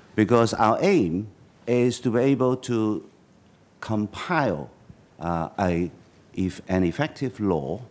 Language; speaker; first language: English; non-native, local second language; Chinese